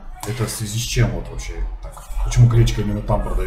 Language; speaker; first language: Russian; native; Russian